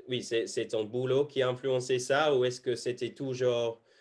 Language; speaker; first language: French; non-native, fluent; English